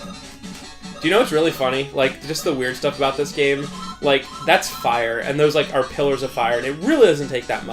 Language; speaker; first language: English; native; English